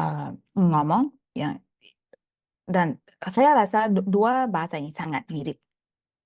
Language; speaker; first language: Indonesian; non-native, fluent; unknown